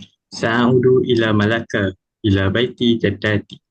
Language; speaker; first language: Arabic; non-native, learner; Malay